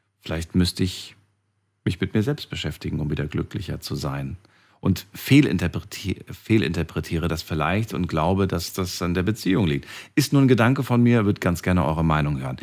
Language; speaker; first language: German; native; German